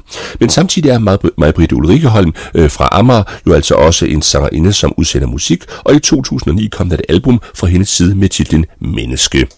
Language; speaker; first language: Danish; native; Danish